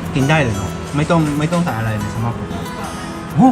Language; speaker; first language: Thai; non-native, fluent; Japanese